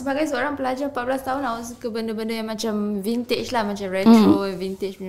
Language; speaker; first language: Malay; native; Malay